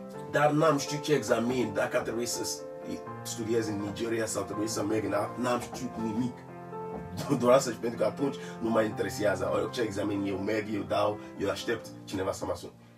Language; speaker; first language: Romanian; non-native, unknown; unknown